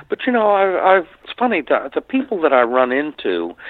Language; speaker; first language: English; native; English